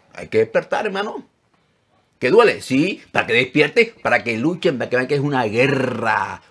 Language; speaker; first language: Spanish; native; Spanish